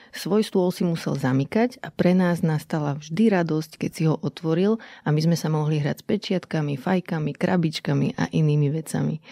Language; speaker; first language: Slovak; native; Slovak